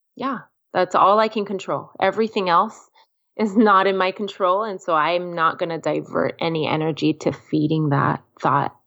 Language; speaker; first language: English; native; English